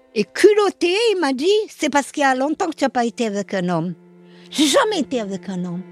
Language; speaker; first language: French; non-native, local second language; Arabic